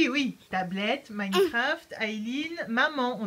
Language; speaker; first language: French; native; French